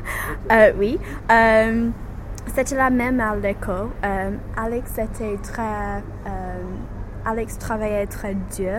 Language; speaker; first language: French; non-native, learner; English